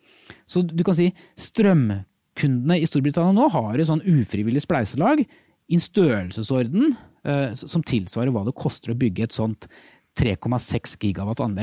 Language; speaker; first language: Norwegian; native; Norwegian